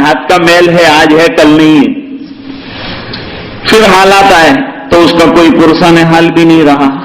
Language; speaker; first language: Urdu; native; Urdu